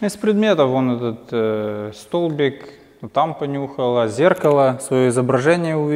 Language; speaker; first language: Russian; native; Russian